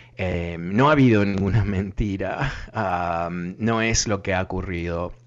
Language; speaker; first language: Spanish; early bilingual, heritage; Spanish